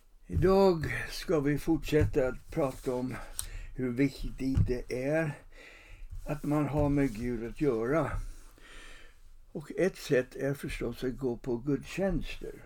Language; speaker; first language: Swedish; non-native, fluent; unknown